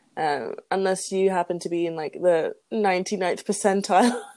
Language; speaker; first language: English; native; English